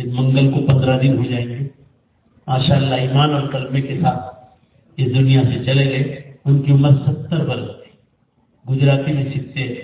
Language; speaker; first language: Urdu; non-native, local second language; Gujarati